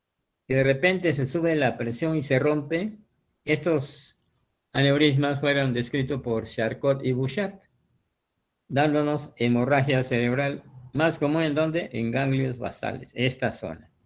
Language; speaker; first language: Spanish; native; Spanish